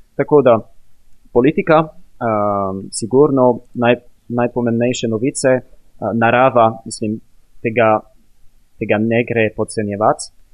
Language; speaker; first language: Slovenian; non-native, fluent; French